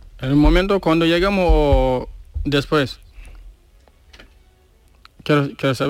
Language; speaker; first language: Spanish; non-native, learner; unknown